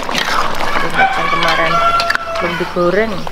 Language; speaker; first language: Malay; non-native, local second language; Javanese